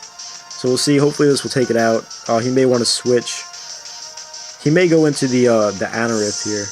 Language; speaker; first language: English; native; English